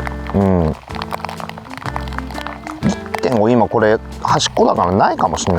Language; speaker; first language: Japanese; native; Japanese